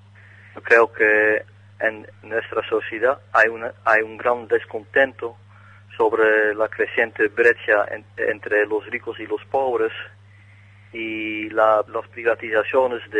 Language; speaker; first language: Spanish; non-native, fluent; Dutch